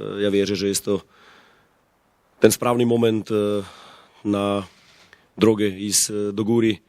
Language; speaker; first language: Polish; non-native, learner; Slovak